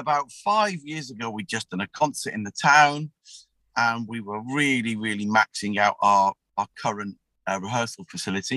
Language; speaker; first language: English; native; English